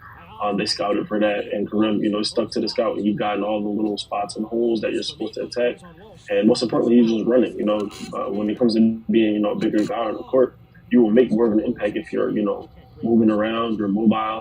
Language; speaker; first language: English; native; English